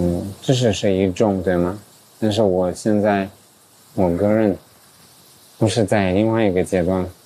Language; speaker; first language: Chinese; non-native, fluent; English